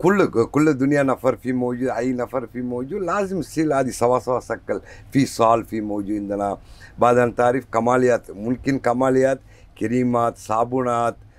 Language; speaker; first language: Arabic; non-native, learner; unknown